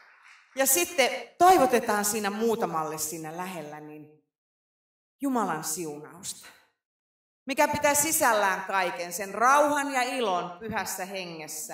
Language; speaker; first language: Finnish; native; Finnish